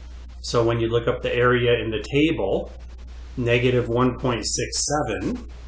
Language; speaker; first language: English; native; English